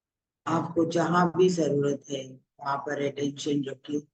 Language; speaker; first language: Hindi; native; Hindi